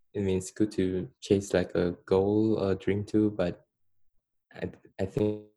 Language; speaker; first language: English; non-native, fluent; Khmer